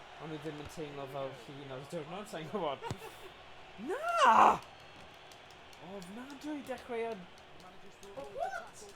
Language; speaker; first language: Welsh; native; Welsh